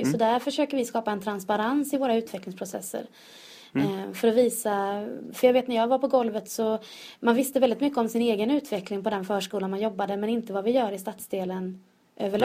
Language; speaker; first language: Swedish; native; Swedish